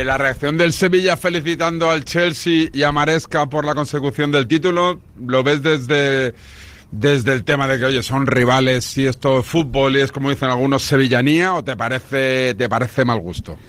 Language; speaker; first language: Spanish; native; Spanish